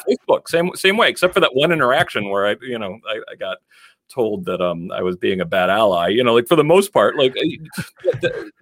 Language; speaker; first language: English; native; English